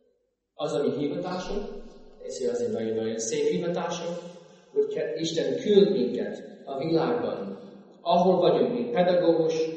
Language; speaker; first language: Hungarian; non-native, fluent; English